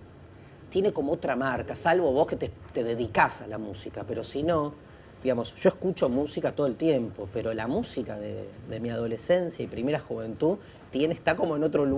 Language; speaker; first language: Spanish; native; Spanish